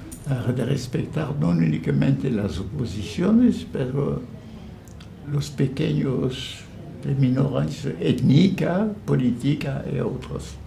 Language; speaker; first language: Spanish; non-native, fluent; French